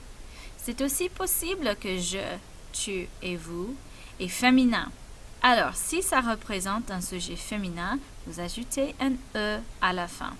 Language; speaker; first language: French; non-native, fluent; English